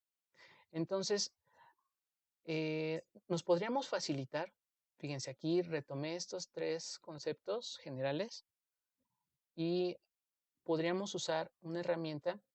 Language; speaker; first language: Spanish; native; Spanish